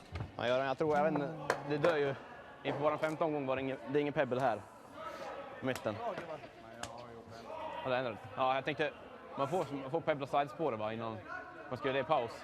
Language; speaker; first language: Swedish; native; Swedish